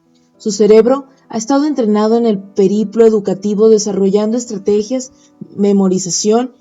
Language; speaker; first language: Spanish; native; Spanish